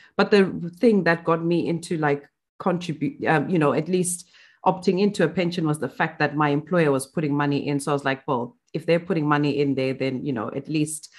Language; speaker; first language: English; non-native, local second language; Shona